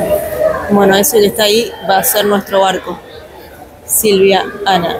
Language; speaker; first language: Spanish; native; Spanish